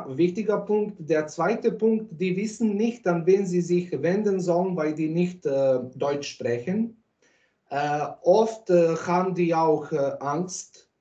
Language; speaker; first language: German; non-native, fluent; Croatian